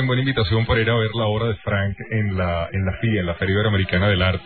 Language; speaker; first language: Spanish; native; Spanish